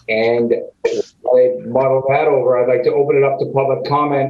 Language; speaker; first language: English; native; English